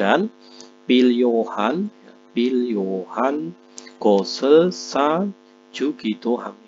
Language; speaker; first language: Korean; non-native, fluent; Indonesian